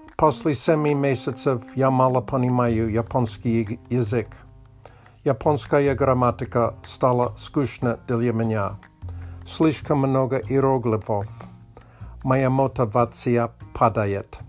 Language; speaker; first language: Russian; non-native, learner; Polish